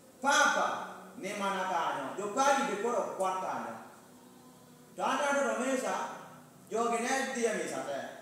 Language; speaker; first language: Swahili; non-native, local second language; Luo (Kenya and Tanzania)